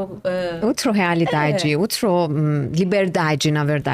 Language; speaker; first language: Portuguese; non-native, learner; Persian